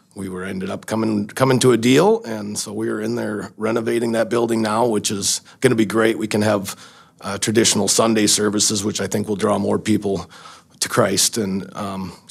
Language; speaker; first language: English; native; English